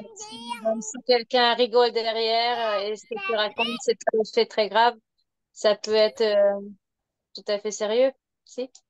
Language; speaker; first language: French; non-native, fluent; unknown